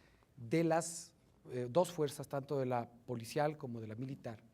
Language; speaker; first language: Spanish; native; Spanish